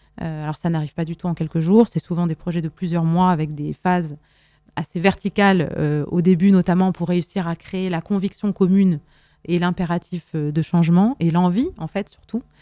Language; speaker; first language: French; non-native, local second language; Arabic